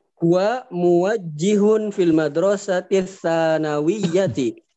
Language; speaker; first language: Arabic; non-native, learner; Indonesian